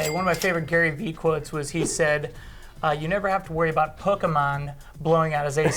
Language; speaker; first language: English; native; English